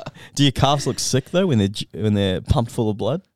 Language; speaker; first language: English; early bilingual, other home language; Filipino